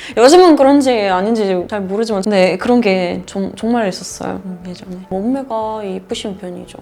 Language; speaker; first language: Korean; non-native, fluent; Russian